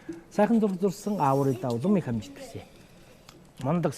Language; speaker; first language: Mongolian; native; Mongolian